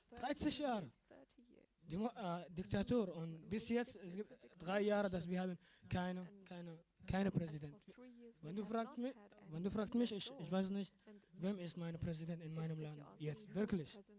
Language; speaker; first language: German; non-native, learner; Arabic